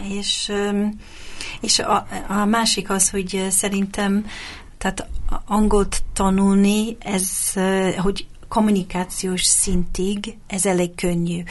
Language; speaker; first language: Hungarian; non-native, fluent; English